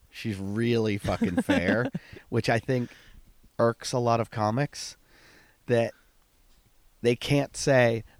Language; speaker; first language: English; native; English